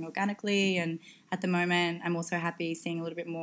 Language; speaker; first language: English; native; English